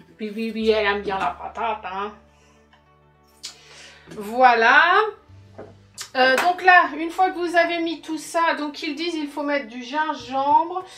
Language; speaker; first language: French; native; French